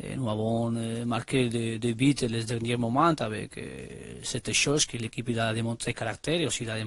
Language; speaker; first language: French; non-native, learner; Spanish